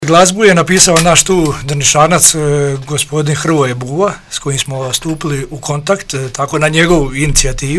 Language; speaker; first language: Serbian; native; Serbian